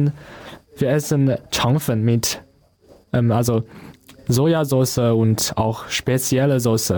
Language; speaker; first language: German; non-native, learner; Chinese